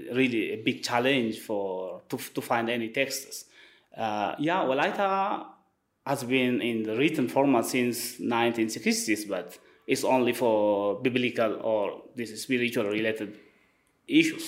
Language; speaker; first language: English; non-native, fluent; Wolaytta